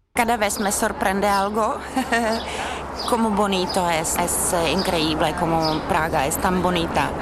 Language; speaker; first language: Spanish; non-native, learner; Czech